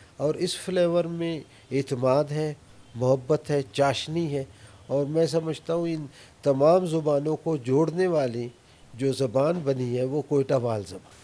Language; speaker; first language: Urdu; non-native, local second language; Brahui